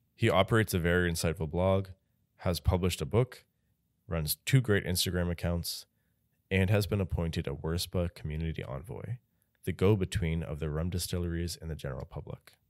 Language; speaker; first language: English; native; English